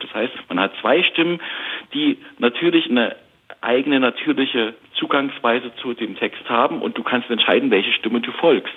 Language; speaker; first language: German; native; German